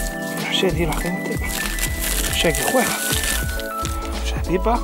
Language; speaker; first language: Spanish; native; Spanish